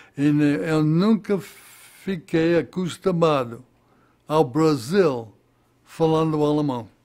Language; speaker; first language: Portuguese; non-native, fluent; English